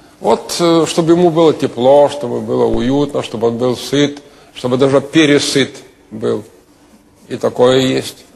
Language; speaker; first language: Russian; non-native, local second language; Lithuanian